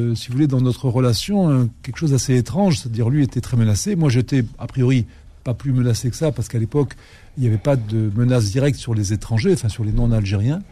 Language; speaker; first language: French; native; French